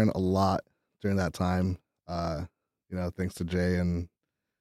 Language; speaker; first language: English; early bilingual, other home language; Spanish